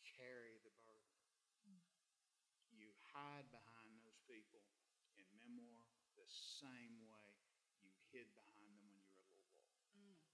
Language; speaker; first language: English; native; English